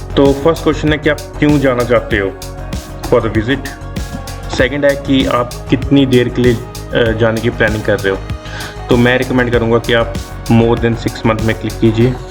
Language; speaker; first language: Hindi; non-native, local second language; Punjabi